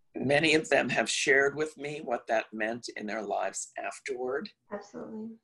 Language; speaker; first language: English; native; English